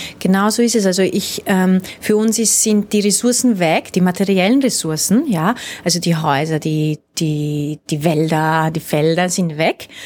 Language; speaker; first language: German; early bilingual, other home language; Hungarian